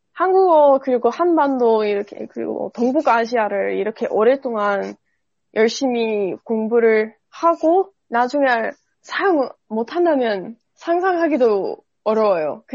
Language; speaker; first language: Korean; non-native, fluent; English